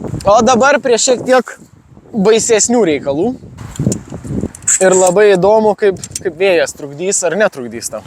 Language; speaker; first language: Lithuanian; native; Lithuanian